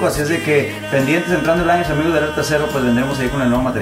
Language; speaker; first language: Spanish; native; Spanish